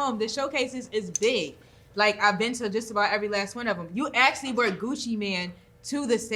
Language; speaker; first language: English; native; English